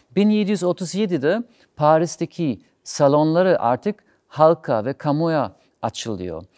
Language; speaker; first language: Turkish; non-native, fluent; German